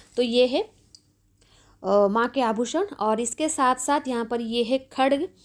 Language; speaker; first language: Hindi; non-native, local second language; Bangla